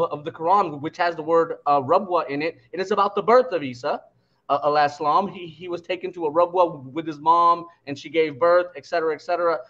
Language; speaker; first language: English; native; English